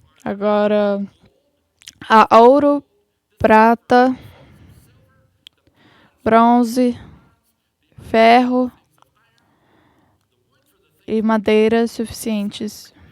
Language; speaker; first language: Portuguese; non-native, fluent; English